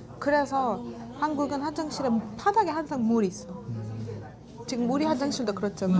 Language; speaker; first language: Korean; non-native, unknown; Turkish